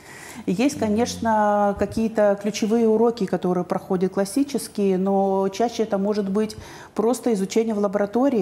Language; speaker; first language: Russian; native; Russian